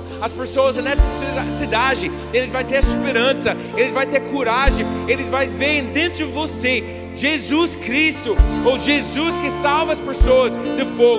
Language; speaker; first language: Portuguese; non-native, learner; English